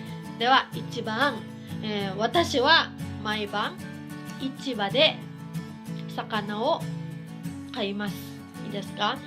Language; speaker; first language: Japanese; non-native, fluent; Cebuano